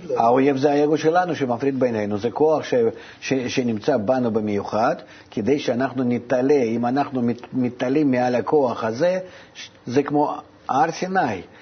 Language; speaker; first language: Hebrew; non-native, fluent; Russian